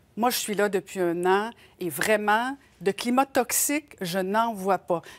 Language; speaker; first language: French; native; French